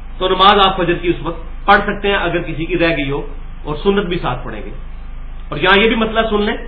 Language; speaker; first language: Urdu; non-native, local second language; Punjabi